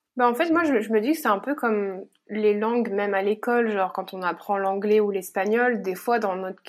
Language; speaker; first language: French; native; French